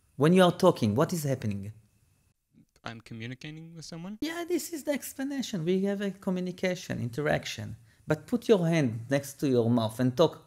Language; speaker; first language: English; non-native, fluent; Hebrew